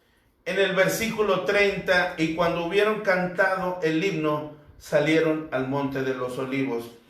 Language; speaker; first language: Spanish; native; Spanish